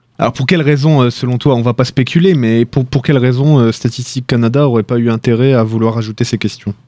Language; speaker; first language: French; native; French